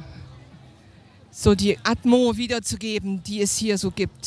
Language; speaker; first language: German; native; German